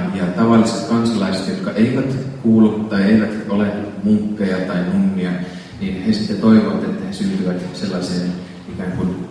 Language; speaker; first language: Finnish; native; Finnish